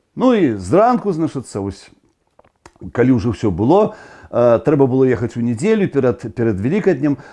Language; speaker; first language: Belarusian; native; Belarusian